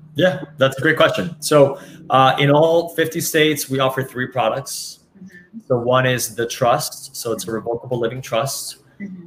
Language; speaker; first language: English; early bilingual, other home language; Spanish